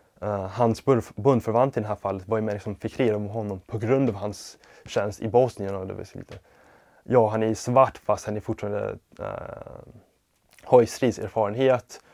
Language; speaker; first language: Swedish; non-native, fluent; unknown